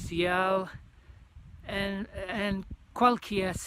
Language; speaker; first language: Spanish; non-native, learner; English